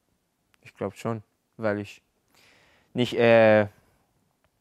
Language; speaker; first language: German; non-native, learner; Japanese